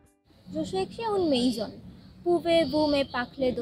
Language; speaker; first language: French; non-native, learner; Bangla